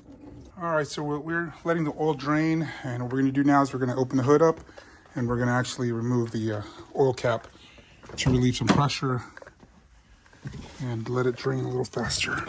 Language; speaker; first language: English; native; English